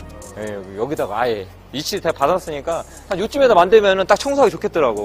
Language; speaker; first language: Korean; native; Korean